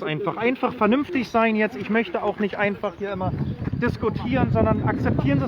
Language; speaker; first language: German; native; German